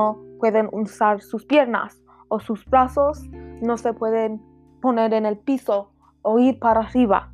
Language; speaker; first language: Spanish; non-native, learner; English